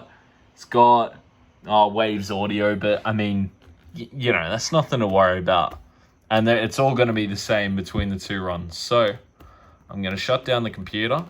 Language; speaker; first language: English; native; English